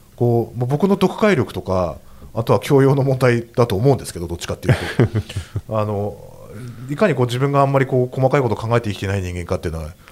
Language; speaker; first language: Japanese; native; Japanese